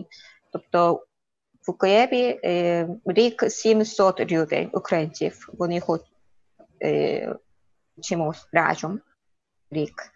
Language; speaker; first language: Ukrainian; non-native, learner; Korean